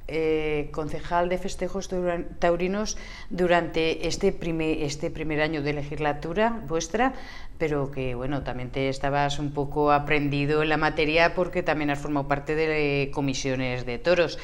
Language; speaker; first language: Spanish; native; Spanish